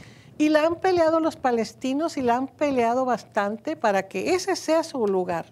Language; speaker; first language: Spanish; native; Spanish